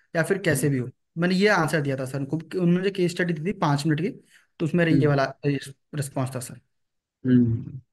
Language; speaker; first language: Hindi; native; Hindi